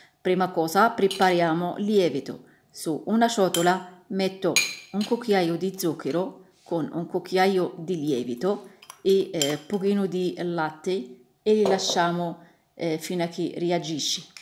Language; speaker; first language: Italian; non-native, learner; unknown